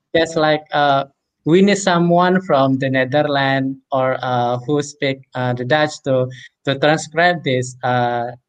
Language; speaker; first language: English; non-native, fluent; Indonesian